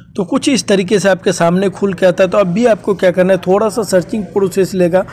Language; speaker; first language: Hindi; native; Hindi